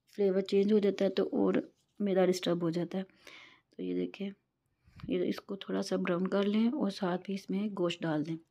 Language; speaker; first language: Urdu; non-native, local second language; Punjabi